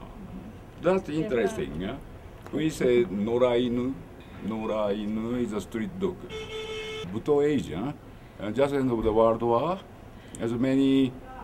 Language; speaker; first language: English; non-native, learner; Japanese